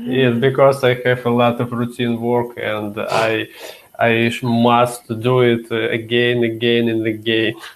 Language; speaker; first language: English; non-native, learner; Russian